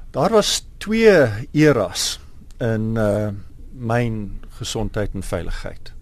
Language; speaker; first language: Afrikaans; non-native, local second language; English